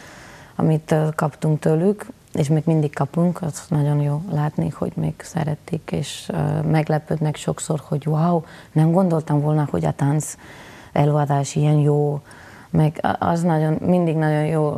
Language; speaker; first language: Hungarian; non-native, fluent; Spanish